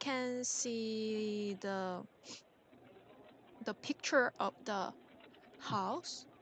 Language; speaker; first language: English; non-native, learner; Korean